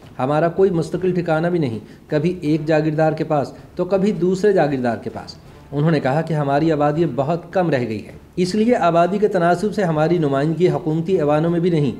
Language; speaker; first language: Urdu; native; Urdu